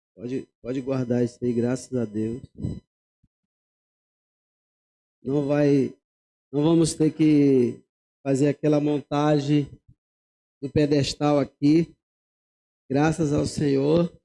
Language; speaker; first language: Portuguese; native; Portuguese